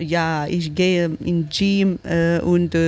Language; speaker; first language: German; non-native, learner; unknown